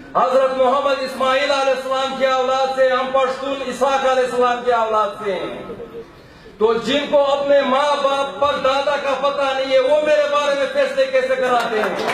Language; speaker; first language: Urdu; non-native, local second language; Pashto